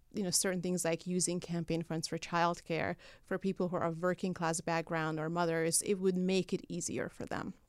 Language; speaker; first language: English; non-native, fluent; Hungarian